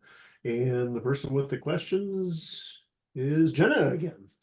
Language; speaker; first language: English; native; English